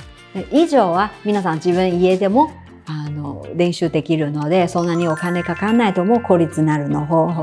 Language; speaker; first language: Japanese; non-native, fluent; Chinese